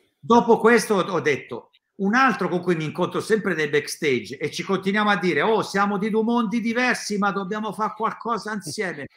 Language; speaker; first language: Italian; native; Italian